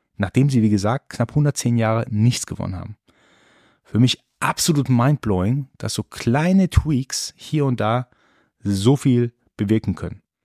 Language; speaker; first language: German; early bilingual, other home language; Persian